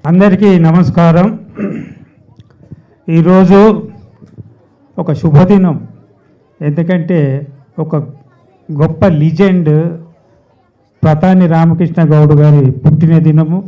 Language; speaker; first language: Telugu; native; Telugu